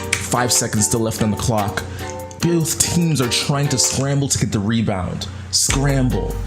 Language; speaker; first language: English; native; English